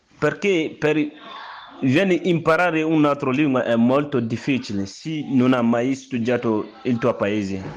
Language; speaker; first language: Italian; non-native, learner; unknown